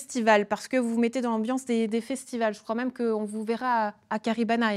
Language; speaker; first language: French; native; French